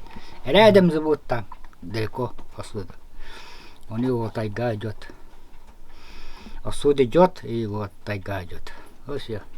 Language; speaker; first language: Russian; non-native, local second language; Yakut